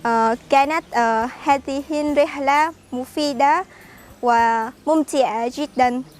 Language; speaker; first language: Arabic; non-native, learner; Vietnamese